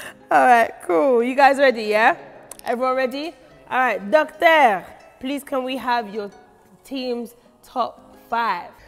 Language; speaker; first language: English; early bilingual, other home language; French